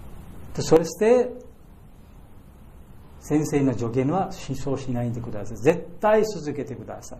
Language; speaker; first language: Japanese; non-native, fluent; Bangla